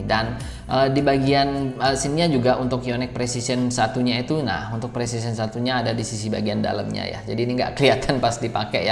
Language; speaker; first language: Indonesian; native; Indonesian